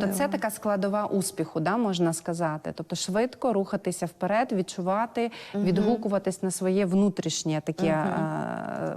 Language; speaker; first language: Ukrainian; native; Ukrainian